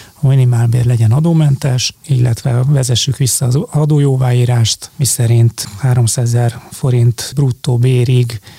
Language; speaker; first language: Hungarian; native; Hungarian